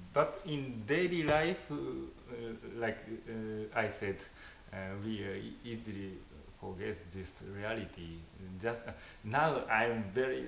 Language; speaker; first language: English; non-native, fluent; Japanese